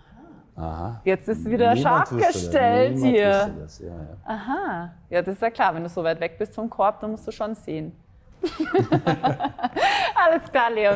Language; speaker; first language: German; native; German